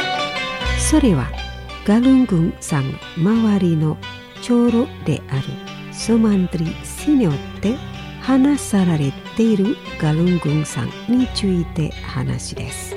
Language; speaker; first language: Japanese; non-native, fluent; Indonesian